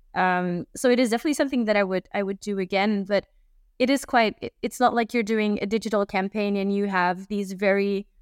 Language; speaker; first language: English; non-native, fluent; Dutch